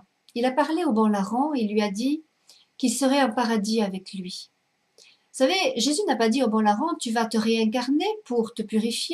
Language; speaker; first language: French; native; French